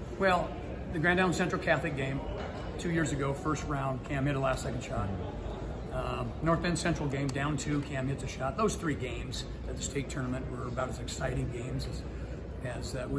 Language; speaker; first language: English; native; English